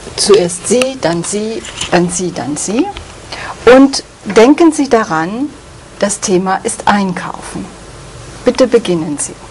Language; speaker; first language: German; native; German